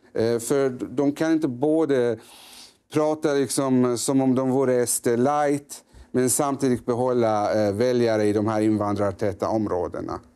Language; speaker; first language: Swedish; early bilingual, other home language; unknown